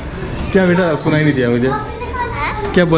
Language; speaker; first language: Hindi; native; Hindi